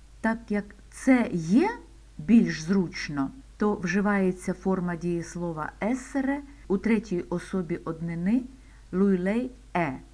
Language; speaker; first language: Ukrainian; native; Ukrainian